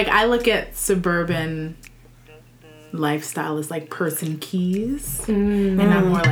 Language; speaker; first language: English; native; English